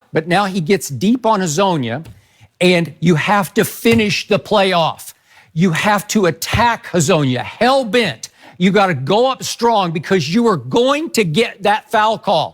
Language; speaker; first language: English; native; English